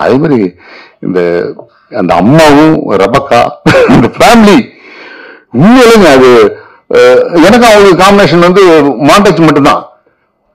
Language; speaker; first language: Tamil; native; Tamil